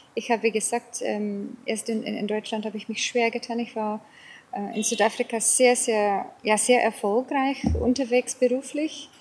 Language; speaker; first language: German; non-native, fluent; English